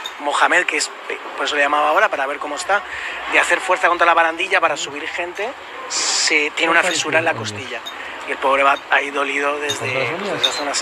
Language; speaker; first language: Spanish; native; Spanish